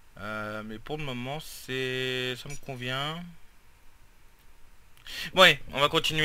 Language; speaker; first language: French; native; French